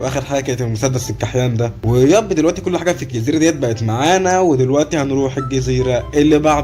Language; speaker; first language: Arabic; native; Arabic